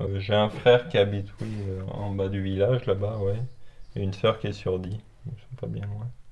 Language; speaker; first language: French; native; French